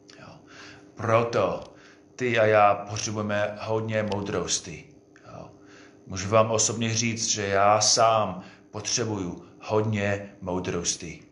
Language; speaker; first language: Czech; non-native, fluent; English